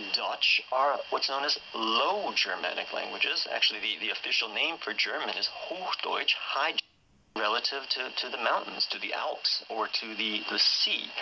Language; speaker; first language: English; native; English